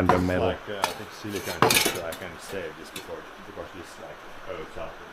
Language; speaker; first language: English; non-native, fluent; Swedish